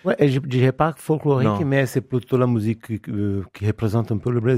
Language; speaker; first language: French; non-native, fluent; Portuguese